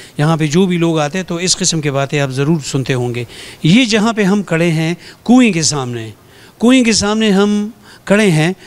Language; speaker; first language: Urdu; non-native, local second language; Pashto